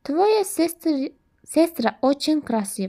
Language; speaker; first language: Russian; non-native, learner; Turkish